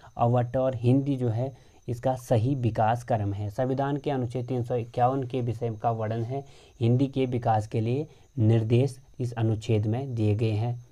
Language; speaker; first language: Hindi; native; Hindi